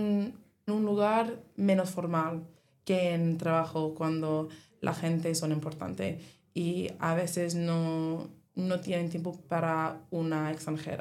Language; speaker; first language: Spanish; non-native, learner; English